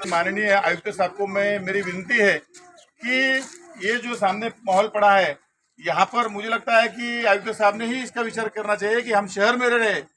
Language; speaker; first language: Hindi; non-native, local second language; Marathi